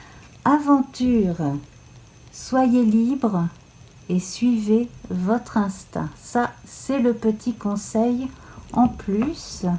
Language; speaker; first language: French; native; French